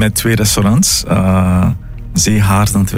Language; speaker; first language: Dutch; non-native, fluent; Portuguese